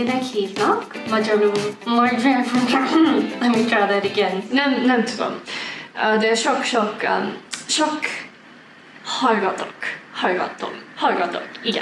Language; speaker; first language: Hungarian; non-native, learner; English